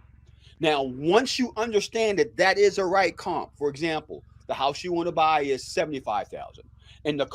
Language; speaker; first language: English; native; English